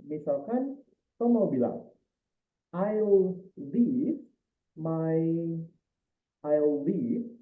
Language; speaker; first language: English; non-native, fluent; Indonesian